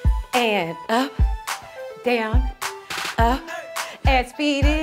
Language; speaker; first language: English; native; English